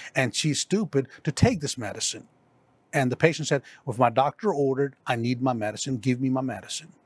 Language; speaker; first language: English; non-native, local second language; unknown